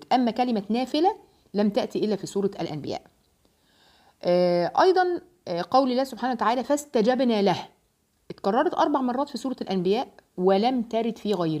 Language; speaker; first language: Arabic; native; Arabic